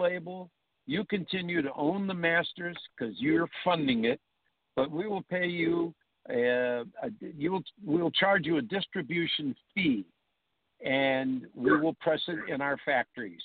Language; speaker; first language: English; native; English